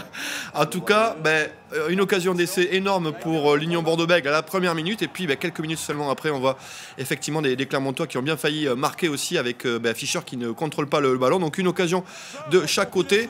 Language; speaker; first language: French; native; French